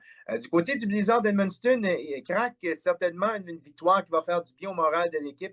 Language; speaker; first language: French; native; French